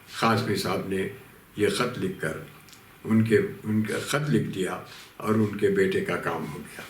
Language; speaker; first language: Urdu; native; Urdu